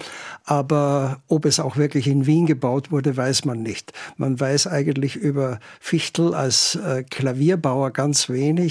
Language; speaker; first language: German; native; German